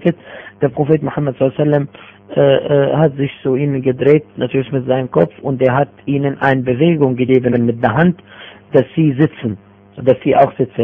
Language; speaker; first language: German; non-native, fluent; Arabic